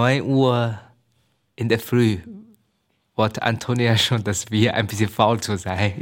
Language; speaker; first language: German; non-native, fluent; Chinese